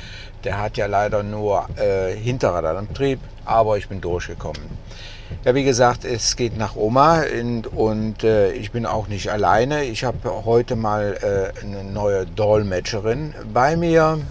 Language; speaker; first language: German; native; German